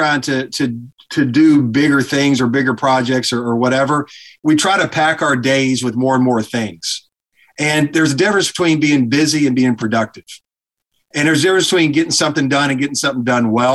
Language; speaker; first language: English; native; English